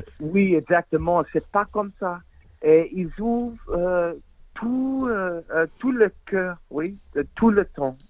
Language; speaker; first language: French; non-native, learner; English